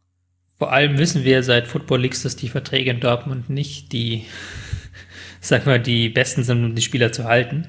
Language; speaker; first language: German; native; German